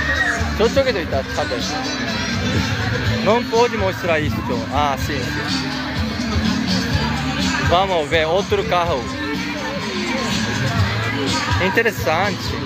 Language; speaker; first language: Portuguese; non-native, learner; Korean